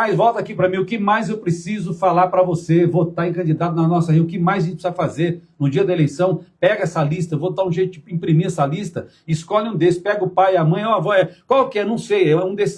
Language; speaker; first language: Portuguese; native; Portuguese